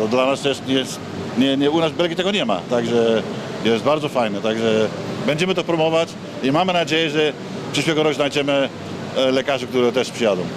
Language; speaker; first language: Polish; non-native, learner; Dutch